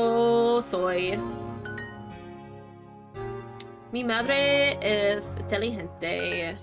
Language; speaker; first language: Spanish; non-native, learner; English